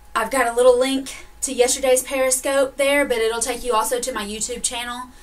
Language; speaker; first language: English; native; English